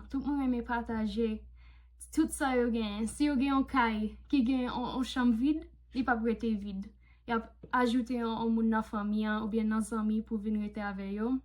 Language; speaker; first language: Haitian Creole; non-native, fluent; English